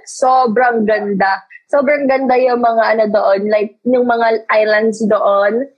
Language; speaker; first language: Filipino; non-native, local second language; Cebuano